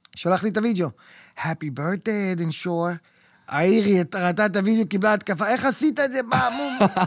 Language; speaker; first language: Hebrew; early bilingual, heritage; Hebrew